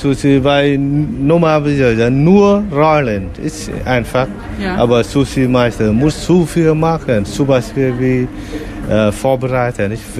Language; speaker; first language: German; non-native, learner; Vietnamese